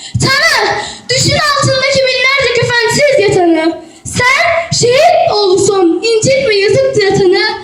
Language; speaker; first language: Turkish; native; Turkish